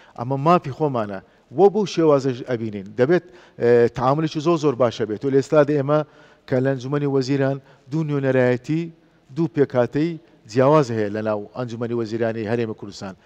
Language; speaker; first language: Central Kurdish; non-native, local second language; Turkish